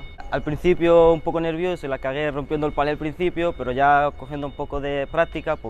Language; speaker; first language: Spanish; native; Spanish